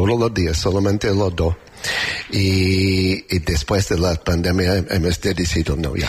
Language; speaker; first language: Spanish; non-native, learner; English